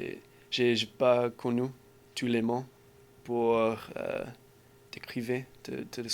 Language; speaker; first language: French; non-native, learner; English